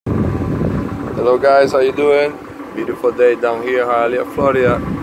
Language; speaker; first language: English; non-native, fluent; Spanish